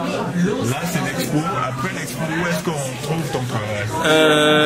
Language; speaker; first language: French; native; French